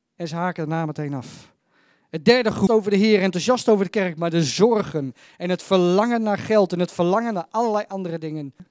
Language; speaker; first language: Dutch; native; Dutch